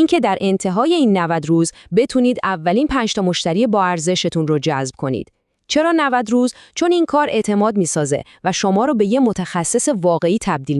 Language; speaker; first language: Persian; native; Persian